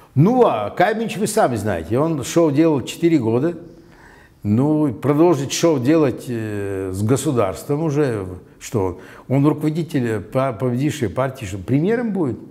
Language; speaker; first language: Russian; non-native, local second language; Latvian